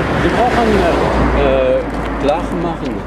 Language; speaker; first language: German; non-native, learner; French